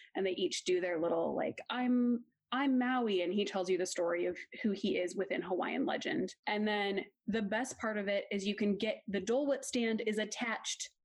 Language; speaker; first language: English; native; English